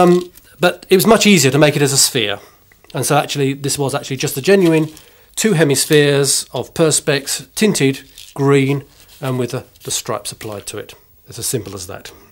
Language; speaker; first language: English; native; English